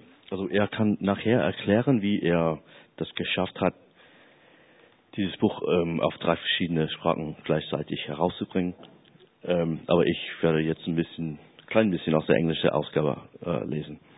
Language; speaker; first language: German; non-native, fluent; English